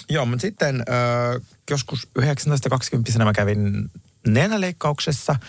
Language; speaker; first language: Finnish; native; Finnish